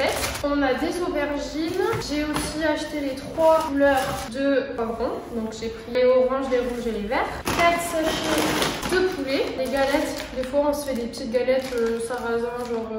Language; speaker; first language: French; native; French